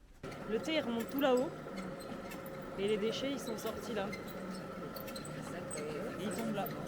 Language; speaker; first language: French; native; French